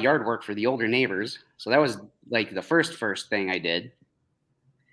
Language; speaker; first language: English; native; English